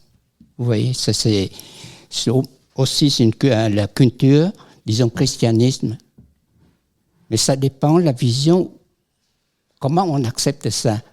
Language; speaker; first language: French; non-native, fluent; Vietnamese